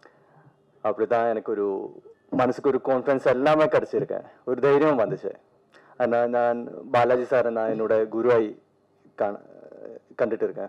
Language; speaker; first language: Tamil; non-native, learner; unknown